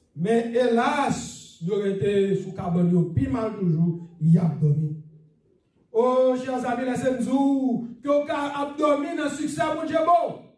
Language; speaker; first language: French; non-native, learner; English